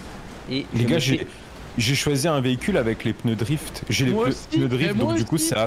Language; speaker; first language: French; native; French